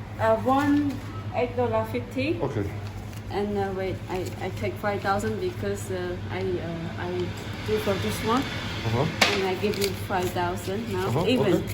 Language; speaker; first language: English; non-native, learner; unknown